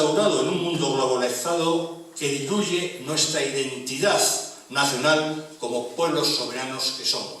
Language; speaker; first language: Spanish; native; Spanish